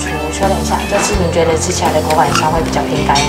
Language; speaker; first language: Chinese; native; Chinese